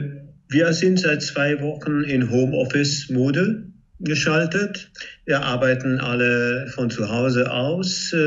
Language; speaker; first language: German; non-native, fluent; Hungarian